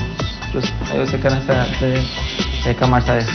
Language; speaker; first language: Indonesian; non-native, fluent; Portuguese